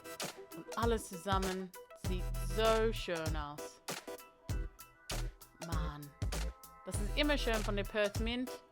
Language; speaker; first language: German; non-native, learner; English